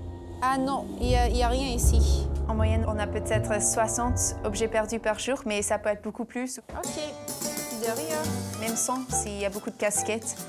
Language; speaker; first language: French; non-native, fluent; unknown